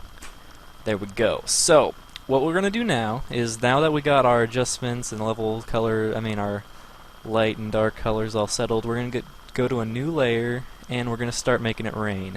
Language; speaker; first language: English; native; English